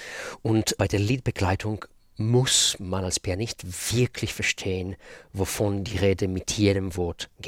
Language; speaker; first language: German; non-native, fluent; Russian